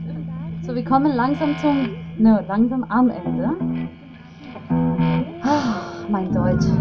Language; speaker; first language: German; non-native, learner; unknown